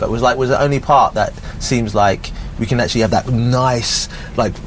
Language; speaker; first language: English; native; English